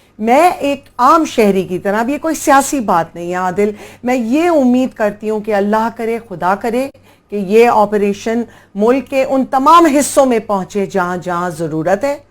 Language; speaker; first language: Urdu; native; Urdu